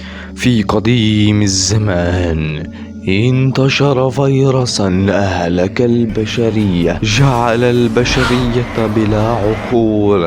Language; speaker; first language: Arabic; native; Arabic